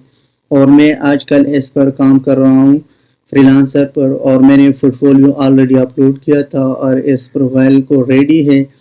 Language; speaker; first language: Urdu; non-native, local second language; Pashto